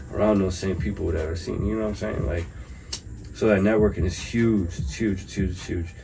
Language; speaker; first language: English; native; English